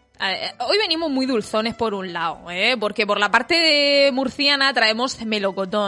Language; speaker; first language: Spanish; native; Spanish